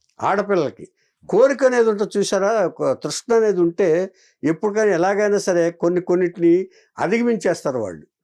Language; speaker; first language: Telugu; native; Telugu